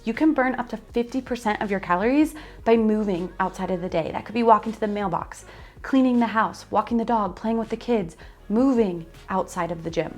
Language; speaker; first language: English; native; English